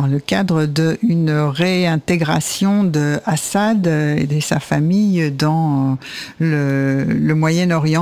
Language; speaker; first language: French; native; French